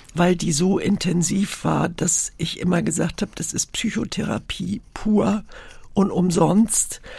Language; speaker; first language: German; native; German